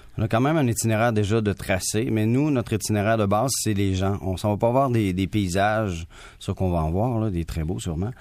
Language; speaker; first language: French; native; French